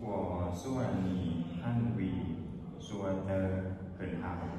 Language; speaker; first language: Chinese; non-native, learner; Thai